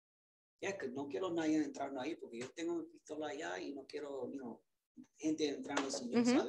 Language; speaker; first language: Spanish; early bilingual, other home language; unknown